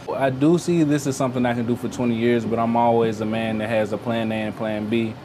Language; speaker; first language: English; native; English